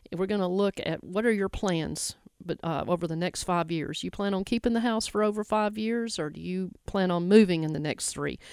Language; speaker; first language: English; native; English